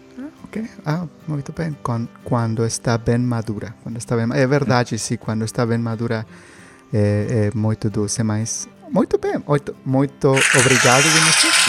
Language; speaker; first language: Portuguese; non-native, learner; Spanish